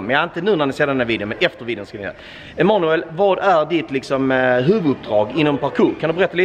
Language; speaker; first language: Swedish; native; Swedish